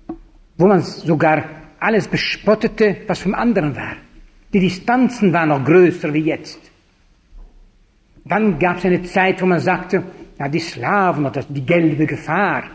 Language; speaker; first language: German; non-native, fluent; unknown